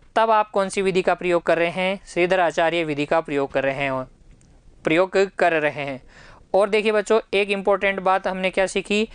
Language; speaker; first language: Hindi; native; Hindi